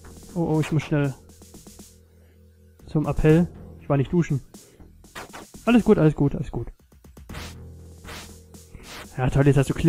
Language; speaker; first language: German; native; German